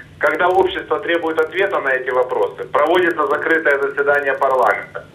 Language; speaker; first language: Russian; native; Russian